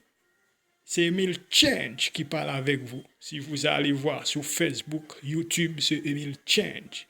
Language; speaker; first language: French; non-native, local second language; Haitian Creole